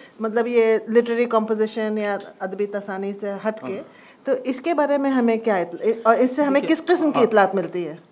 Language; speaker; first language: Hindi; native; Hindi